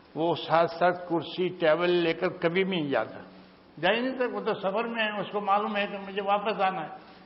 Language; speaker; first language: Urdu; non-native, local second language; Gujarati